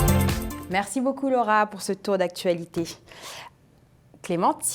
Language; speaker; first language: French; native; French